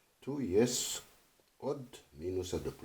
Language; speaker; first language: Polish; non-native, fluent; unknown